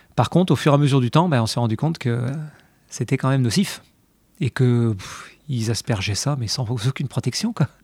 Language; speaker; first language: French; native; French